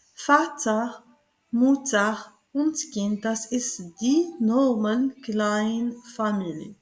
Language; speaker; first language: German; non-native, learner; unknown